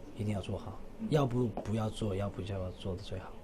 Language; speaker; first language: Chinese; non-native, local second language; Cantonese